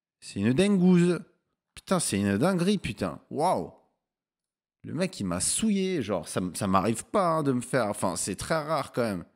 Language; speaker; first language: French; native; French